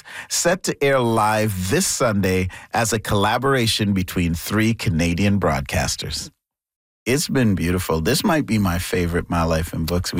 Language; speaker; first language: English; native; English